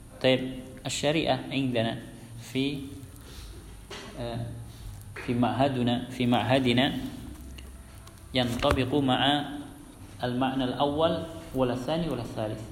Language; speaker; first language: Arabic; non-native, fluent; Indonesian